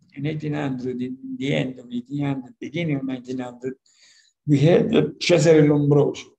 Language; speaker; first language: English; non-native, fluent; Italian